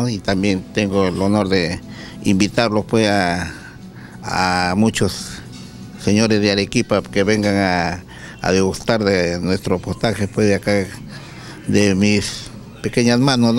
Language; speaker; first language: Spanish; native; Spanish